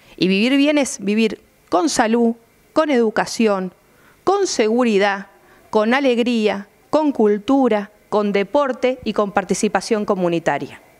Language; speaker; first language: Spanish; native; Spanish